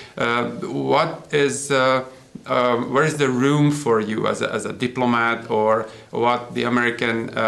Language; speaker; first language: English; non-native, fluent; Hungarian